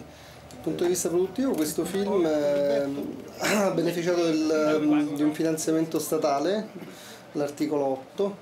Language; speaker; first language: Italian; native; Italian